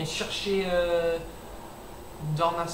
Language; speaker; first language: French; non-native, learner; English